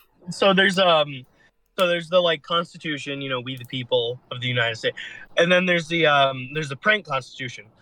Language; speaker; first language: English; native; English